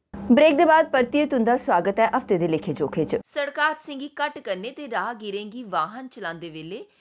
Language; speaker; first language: Punjabi; non-native, local second language; Dogri